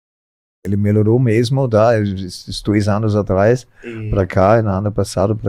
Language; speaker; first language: Portuguese; non-native, fluent; German